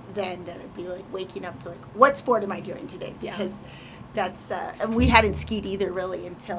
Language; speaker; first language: English; native; English